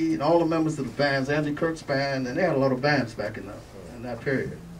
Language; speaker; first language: English; native; English